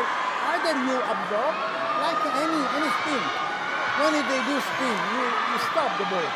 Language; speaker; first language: English; non-native, fluent; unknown